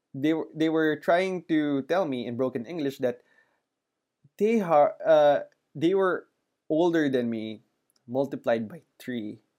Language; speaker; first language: English; non-native, local second language; Filipino